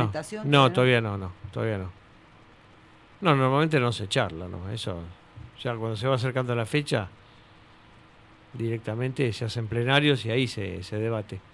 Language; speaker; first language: Spanish; native; Spanish